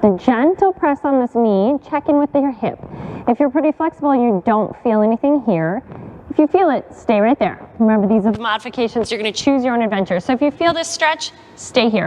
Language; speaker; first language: English; native; English